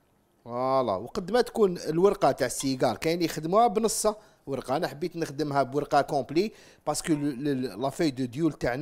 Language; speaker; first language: Arabic; native; Arabic